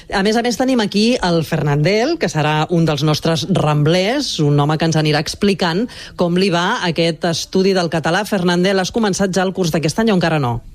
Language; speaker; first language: Catalan; native; Catalan